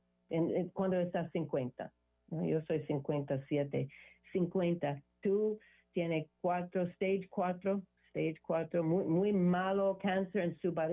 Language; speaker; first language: Spanish; non-native, learner; English